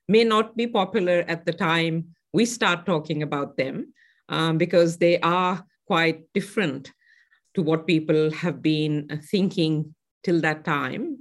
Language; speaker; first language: English; non-native, local second language; Urdu